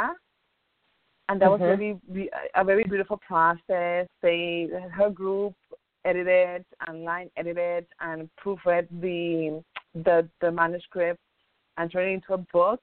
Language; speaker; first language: English; non-native, fluent; Spanish